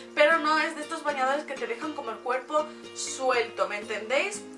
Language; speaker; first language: Spanish; native; Spanish